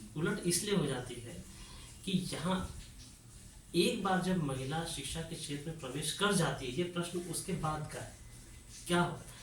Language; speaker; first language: Hindi; native; Hindi